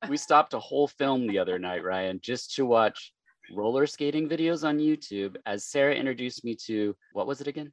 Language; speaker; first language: English; native; English